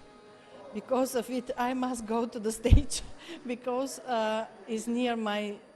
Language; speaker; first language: English; non-native, learner; Bulgarian